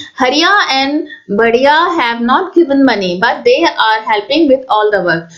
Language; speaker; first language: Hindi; non-native, local second language; Assamese